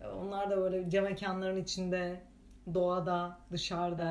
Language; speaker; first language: Turkish; non-native, fluent; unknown